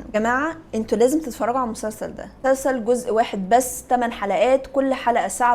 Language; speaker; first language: Arabic; native; Arabic